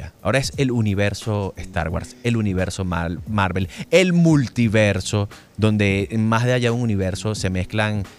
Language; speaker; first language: Spanish; native; Spanish